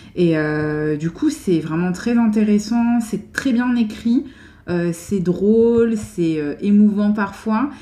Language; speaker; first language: French; native; French